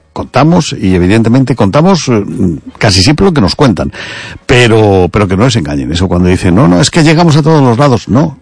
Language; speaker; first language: Spanish; native; Spanish